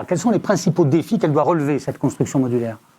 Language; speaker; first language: French; native; French